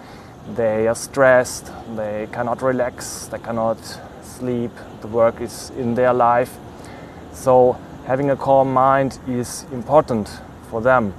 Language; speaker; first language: English; non-native, fluent; German